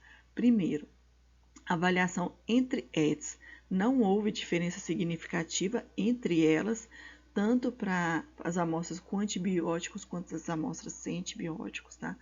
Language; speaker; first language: Portuguese; native; Portuguese